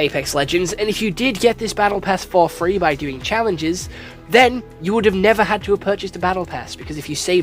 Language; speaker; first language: English; native; English